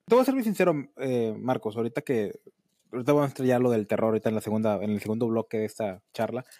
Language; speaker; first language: Spanish; early bilingual, heritage; Spanish